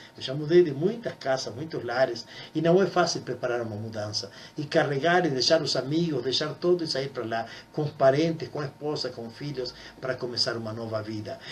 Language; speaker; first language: Portuguese; non-native, fluent; Spanish